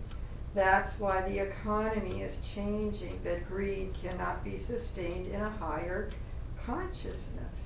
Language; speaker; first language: English; native; English